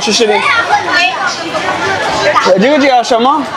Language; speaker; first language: Chinese; non-native, learner; English